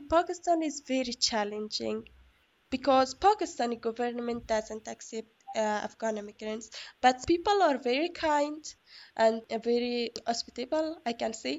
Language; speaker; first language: English; non-native, learner; Persian